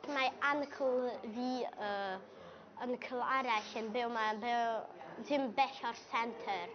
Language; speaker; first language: Welsh; early bilingual, other home language; Ukrainian